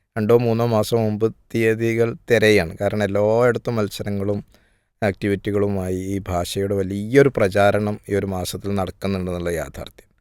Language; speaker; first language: Malayalam; native; Malayalam